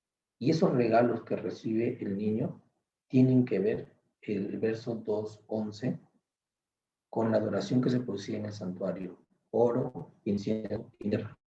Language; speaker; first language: Spanish; native; Spanish